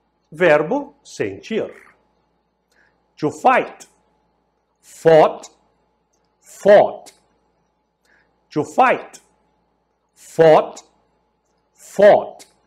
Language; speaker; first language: English; non-native, fluent; Portuguese